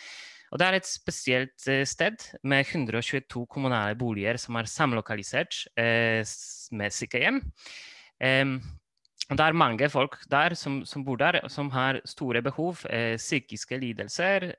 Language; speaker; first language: Norwegian; non-native, fluent; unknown